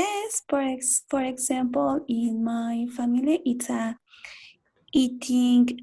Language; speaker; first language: English; non-native, learner; Spanish